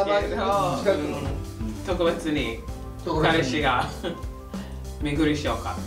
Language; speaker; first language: Japanese; non-native, fluent; English